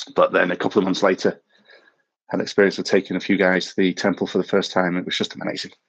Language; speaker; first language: English; native; English